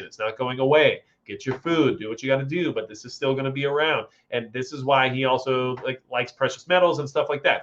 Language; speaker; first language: English; native; English